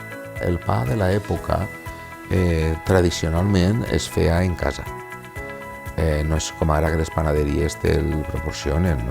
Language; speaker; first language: Catalan; native; Catalan